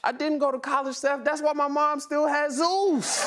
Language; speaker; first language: English; native; English